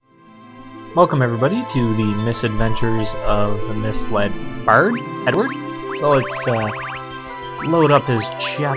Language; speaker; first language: English; native; English